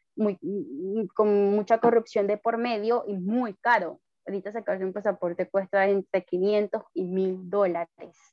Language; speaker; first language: Spanish; native; Spanish